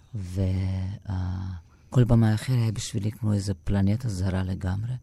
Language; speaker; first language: Hebrew; non-native, fluent; Russian